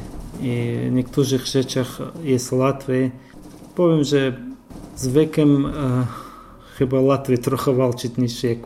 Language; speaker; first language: Polish; non-native, fluent; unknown